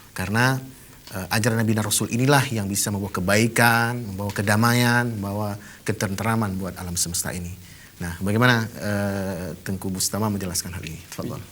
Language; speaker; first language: Indonesian; non-native, local second language; Achinese